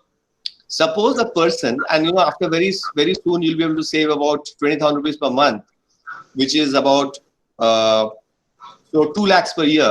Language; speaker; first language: English; non-native, local second language; Bangla